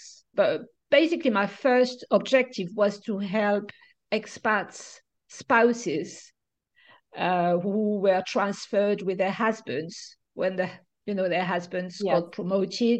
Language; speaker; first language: English; non-native, fluent; French